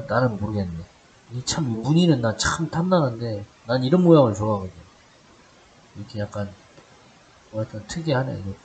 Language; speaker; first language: Korean; native; Korean